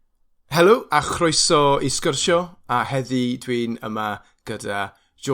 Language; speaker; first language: Welsh; non-native, fluent; English